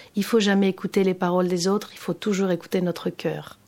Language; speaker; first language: French; non-native, fluent; Greek